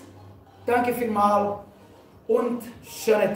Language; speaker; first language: German; non-native, learner; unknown